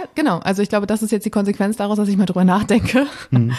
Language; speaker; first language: German; native; German